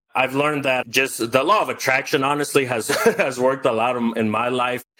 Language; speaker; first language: English; early bilingual, other home language; Spanish